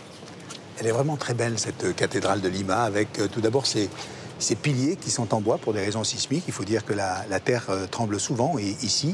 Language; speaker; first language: French; native; French